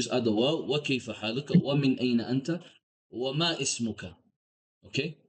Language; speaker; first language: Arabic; non-native, fluent; English